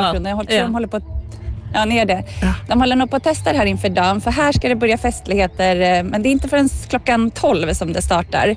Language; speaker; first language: Swedish; native; Swedish